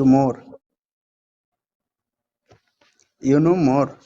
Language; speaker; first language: English; non-native, learner; Bangla